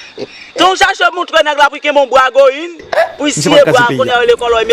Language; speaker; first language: Haitian Creole; native; Haitian Creole